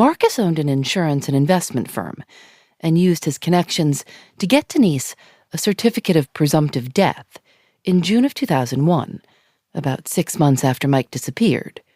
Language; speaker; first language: English; native; English